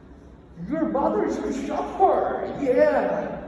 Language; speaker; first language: English; non-native, learner; Korean